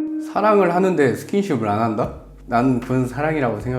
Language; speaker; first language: Korean; native; Korean